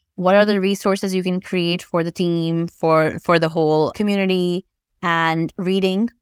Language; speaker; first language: English; non-native, local second language; Urdu